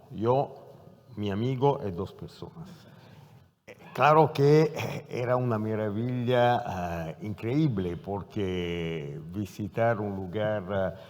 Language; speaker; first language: Spanish; non-native, fluent; Italian